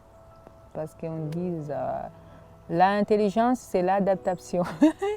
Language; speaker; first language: French; non-native, fluent; Swahili